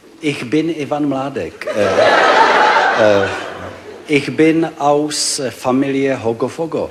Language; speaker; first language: German; non-native, learner; Czech